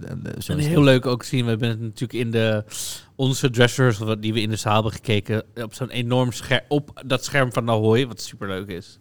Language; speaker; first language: Dutch; native; Dutch